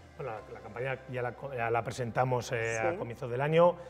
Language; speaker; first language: Spanish; native; Spanish